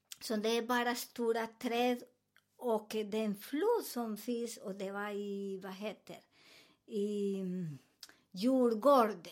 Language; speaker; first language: Swedish; non-native, learner; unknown